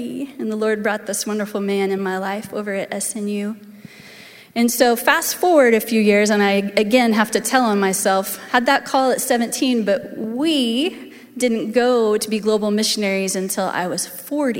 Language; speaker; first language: English; native; English